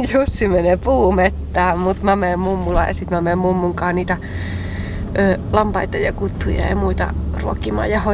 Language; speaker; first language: Finnish; native; Finnish